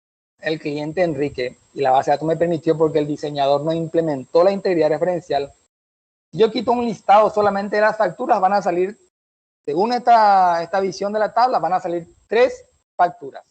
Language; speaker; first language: Spanish; native; Spanish